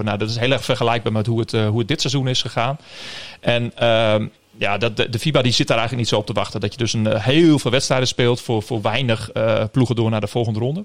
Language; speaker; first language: Dutch; native; Dutch